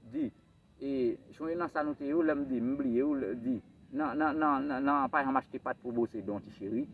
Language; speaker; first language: French; non-native, learner; Haitian Creole